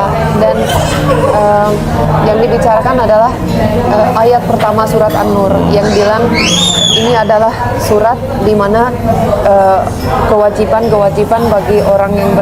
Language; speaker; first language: Indonesian; non-native, fluent; Finnish